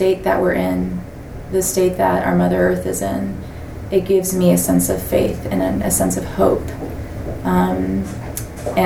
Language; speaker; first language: English; native; English